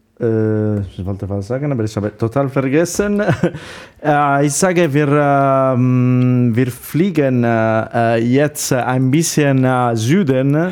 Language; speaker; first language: German; non-native, learner; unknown